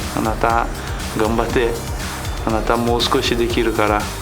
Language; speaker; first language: Japanese; non-native, learner; Portuguese